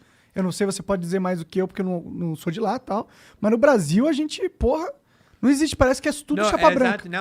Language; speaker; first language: Portuguese; native; Portuguese